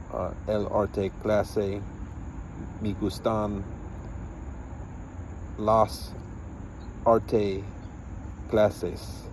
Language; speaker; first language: Spanish; non-native, learner; English